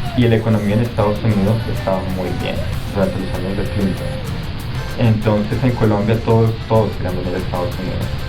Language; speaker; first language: Spanish; native; Spanish